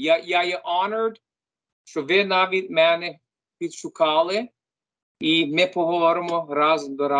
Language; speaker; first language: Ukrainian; early bilingual, heritage; Ukrainian